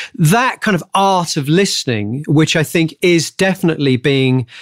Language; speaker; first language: English; native; English